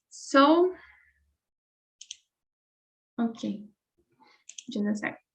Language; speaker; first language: English; non-native, fluent; Portuguese